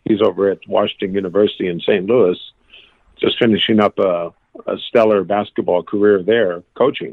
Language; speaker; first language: English; native; English